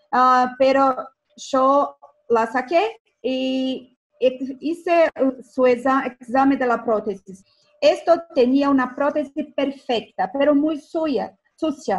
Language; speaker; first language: Spanish; non-native, fluent; Portuguese